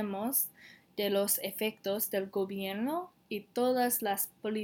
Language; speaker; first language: Spanish; non-native, learner; English